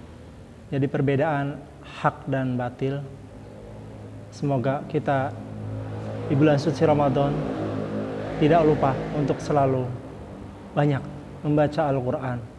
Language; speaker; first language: Indonesian; native; Indonesian